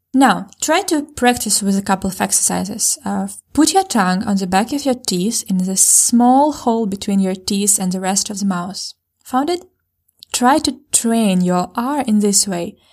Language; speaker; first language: English; non-native, fluent; Ukrainian